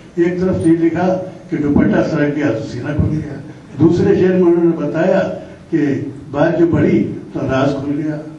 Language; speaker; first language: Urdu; native; Urdu